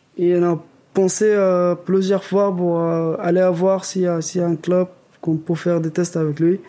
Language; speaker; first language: French; non-native, learner; Arabic